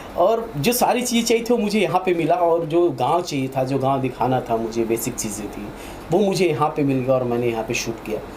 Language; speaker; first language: Hindi; native; Hindi